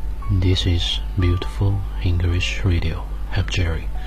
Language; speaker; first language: English; non-native, fluent; Chinese